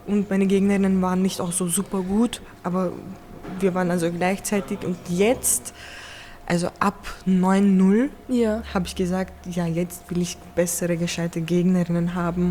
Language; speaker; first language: German; early bilingual, other home language; Turkish